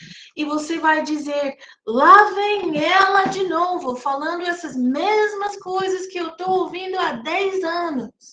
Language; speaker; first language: Portuguese; non-native, fluent; English